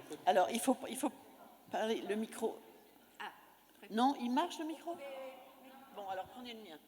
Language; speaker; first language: French; native; French